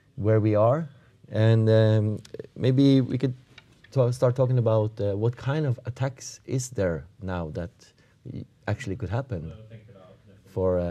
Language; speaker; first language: English; non-native, fluent; Norwegian